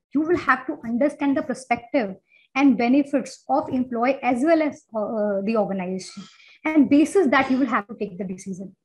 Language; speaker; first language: English; non-native, local second language; Hindi